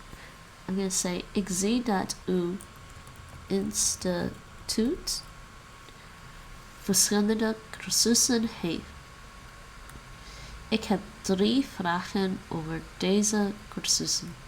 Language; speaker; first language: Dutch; non-native, learner; English